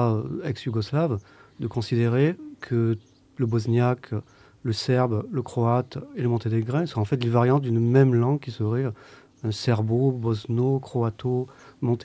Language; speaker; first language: French; native; French